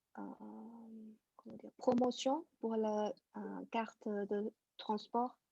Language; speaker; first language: French; non-native, fluent; Chinese